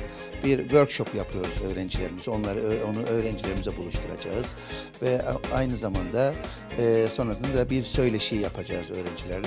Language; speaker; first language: Turkish; native; Turkish